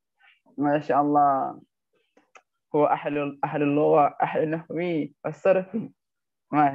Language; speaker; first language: Arabic; non-native, learner; Indonesian